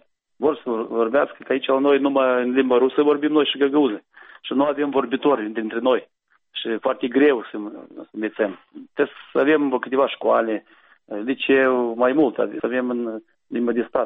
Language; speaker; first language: Romanian; non-native, local second language; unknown